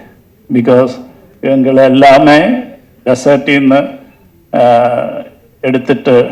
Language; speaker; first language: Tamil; non-native, learner; Malayalam